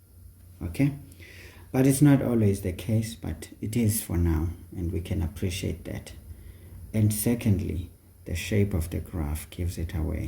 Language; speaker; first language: English; non-native, local second language; Xhosa